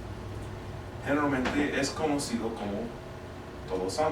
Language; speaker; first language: Spanish; non-native, fluent; English